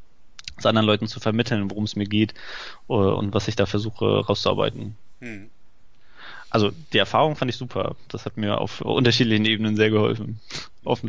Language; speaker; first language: German; native; German